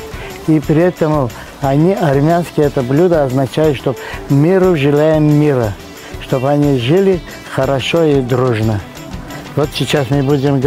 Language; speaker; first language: Russian; non-native, fluent; Armenian